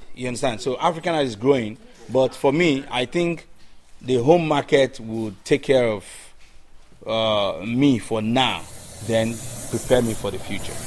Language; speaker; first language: English; non-native, local second language; Yoruba